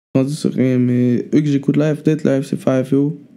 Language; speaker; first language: French; non-native, fluent; Arabic